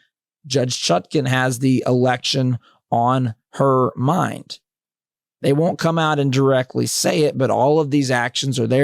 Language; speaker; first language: English; native; English